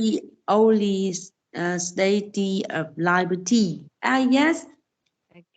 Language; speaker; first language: English; non-native, learner; Vietnamese